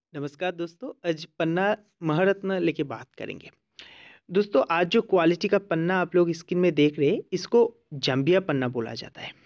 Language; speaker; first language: Hindi; non-native, local second language; Bangla